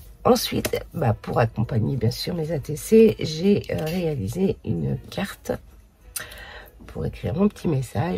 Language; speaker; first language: French; native; French